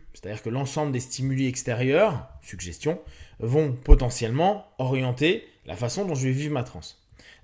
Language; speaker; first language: French; native; French